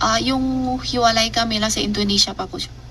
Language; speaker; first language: Filipino; non-native, learner; Chinese